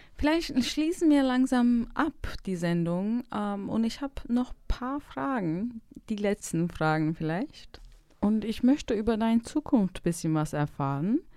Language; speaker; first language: German; non-native, fluent; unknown